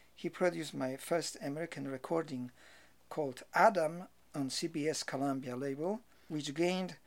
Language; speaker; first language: English; non-native, fluent; Polish